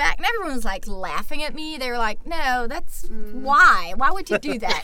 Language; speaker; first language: English; non-native, fluent; German